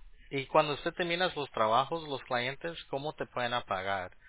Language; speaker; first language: Spanish; early bilingual, heritage; Spanish